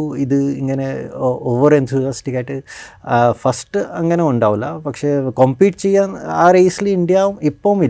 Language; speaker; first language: Malayalam; non-native, fluent; Bangla